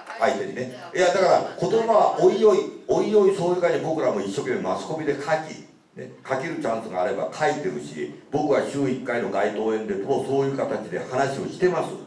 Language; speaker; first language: Japanese; native; Japanese